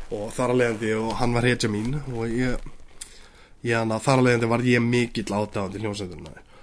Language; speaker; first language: Icelandic; native; Icelandic